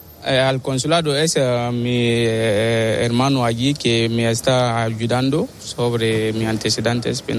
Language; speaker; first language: Spanish; non-native, learner; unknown